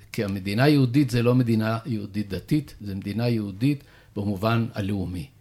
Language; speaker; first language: Hebrew; native; Hebrew